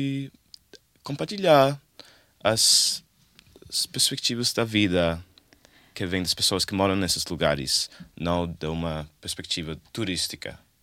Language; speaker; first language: Portuguese; non-native, learner; English